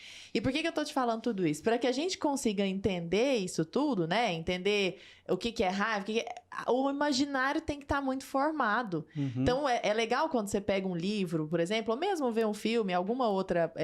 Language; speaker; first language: Portuguese; native; Portuguese